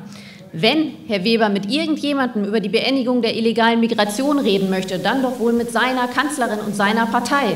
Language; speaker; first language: German; native; German